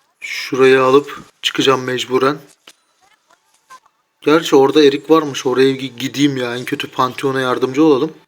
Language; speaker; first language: Turkish; native; Turkish